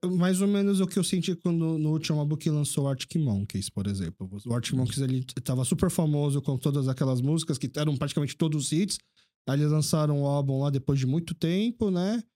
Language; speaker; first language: Portuguese; early bilingual, other home language; Korean